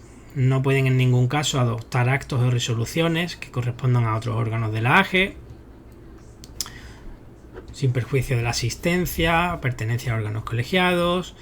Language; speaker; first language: Spanish; native; Spanish